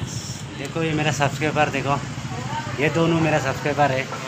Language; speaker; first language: Hindi; non-native, local second language; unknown